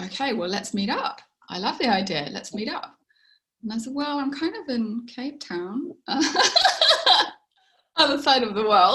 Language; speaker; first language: English; native; English